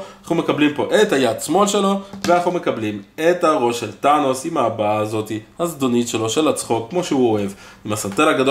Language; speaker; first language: Hebrew; native; Hebrew